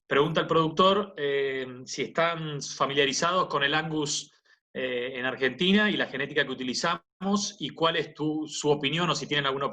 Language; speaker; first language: Spanish; native; Spanish